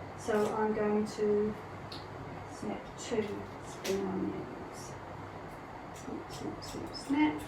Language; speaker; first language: English; native; English